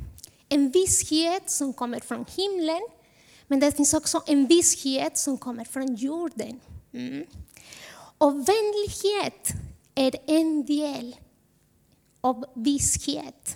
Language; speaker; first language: Swedish; non-native, fluent; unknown